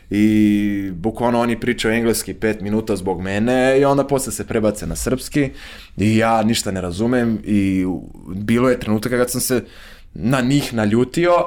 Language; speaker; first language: Serbian; non-native, fluent; Portuguese